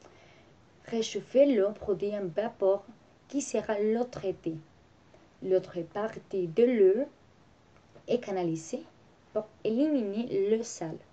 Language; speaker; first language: French; non-native, learner; Spanish